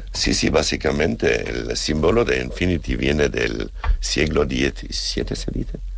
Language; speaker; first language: Spanish; non-native, fluent; German